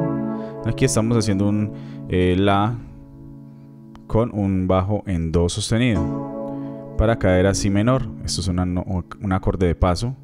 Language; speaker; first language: Spanish; native; Spanish